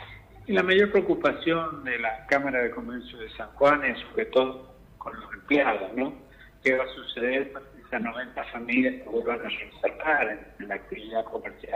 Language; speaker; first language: Spanish; native; Spanish